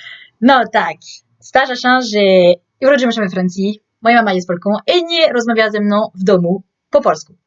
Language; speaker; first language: Polish; non-native, learner; French